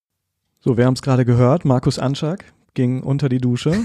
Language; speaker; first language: German; native; German